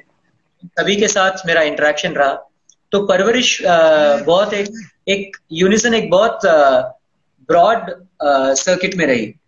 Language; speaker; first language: Hindi; non-native, local second language; Tamil